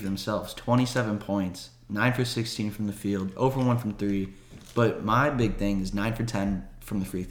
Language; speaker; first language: English; native; English